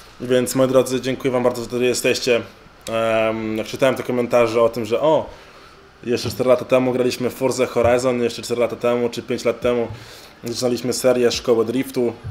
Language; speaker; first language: Polish; early bilingual, other home language; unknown